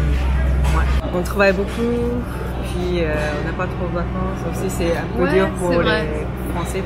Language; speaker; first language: French; non-native, fluent; Japanese